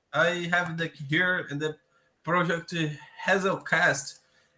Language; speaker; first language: English; non-native, learner; Portuguese